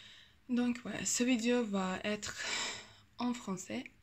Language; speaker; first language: French; non-native, learner; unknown